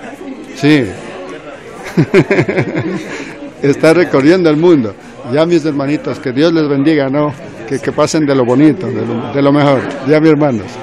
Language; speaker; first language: Spanish; native; Spanish